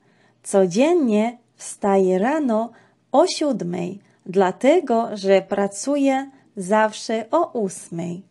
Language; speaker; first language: Polish; non-native, fluent; Georgian